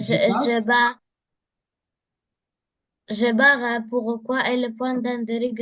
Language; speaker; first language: French; non-native, learner; Arabic